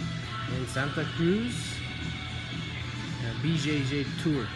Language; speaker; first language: Portuguese; non-native, learner; English